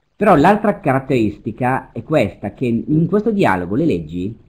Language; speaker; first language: Italian; native; Italian